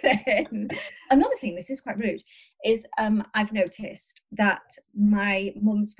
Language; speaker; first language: English; native; English